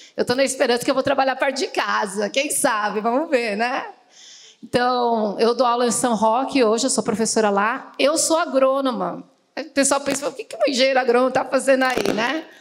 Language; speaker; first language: Portuguese; native; Portuguese